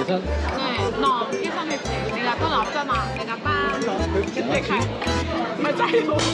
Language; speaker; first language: Korean; non-native, learner; Vietnamese